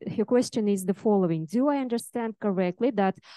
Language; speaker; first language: English; non-native, fluent; Russian